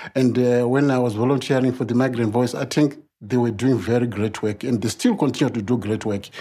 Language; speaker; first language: English; non-native, local second language; Shona